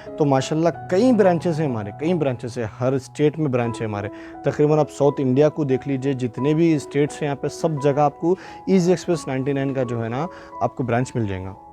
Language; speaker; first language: Hindi; non-native, local second language; Urdu